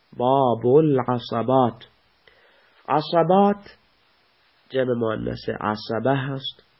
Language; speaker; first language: Persian; non-native, local second language; Baluchi